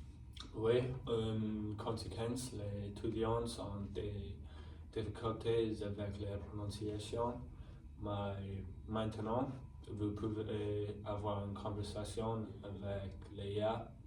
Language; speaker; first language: French; non-native, learner; English